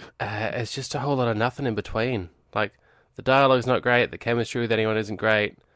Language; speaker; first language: English; native; English